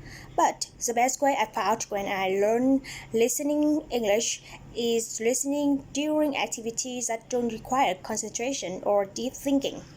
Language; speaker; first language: English; non-native, learner; Vietnamese